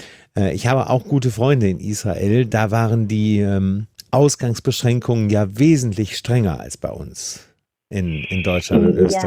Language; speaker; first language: German; native; German